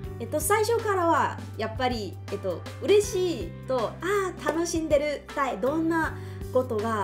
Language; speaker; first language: Japanese; non-native, learner; Chinese